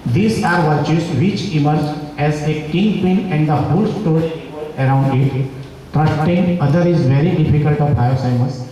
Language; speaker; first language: English; non-native, local second language; Gujarati